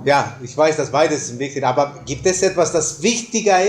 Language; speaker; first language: German; non-native, fluent; Spanish